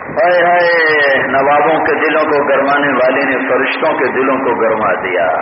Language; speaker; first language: Urdu; non-native, local second language; Punjabi